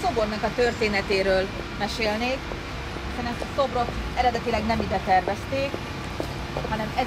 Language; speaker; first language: Hungarian; native; Hungarian